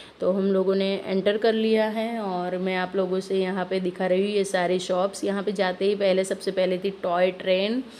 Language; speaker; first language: Hindi; non-native, local second language; Gujarati